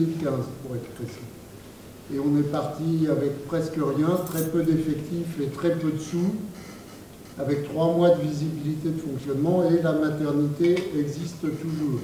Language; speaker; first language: French; native; French